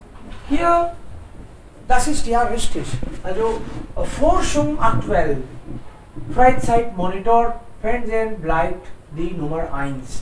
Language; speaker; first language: German; non-native, fluent; Hindi